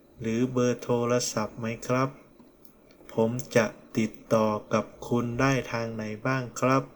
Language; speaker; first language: Thai; non-native, fluent; Korean